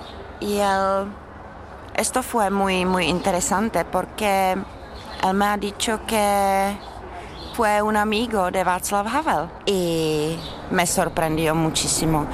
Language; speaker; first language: Spanish; non-native, learner; Czech